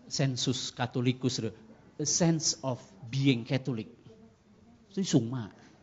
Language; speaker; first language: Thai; non-native, fluent; Indonesian